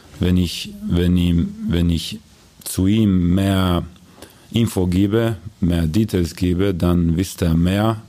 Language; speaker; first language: German; non-native, learner; Croatian